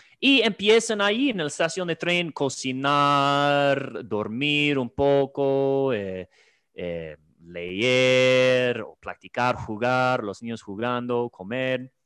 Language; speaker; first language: Spanish; non-native, fluent; English